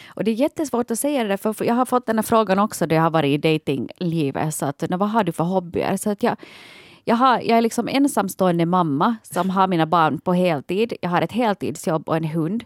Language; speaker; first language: Swedish; native; Swedish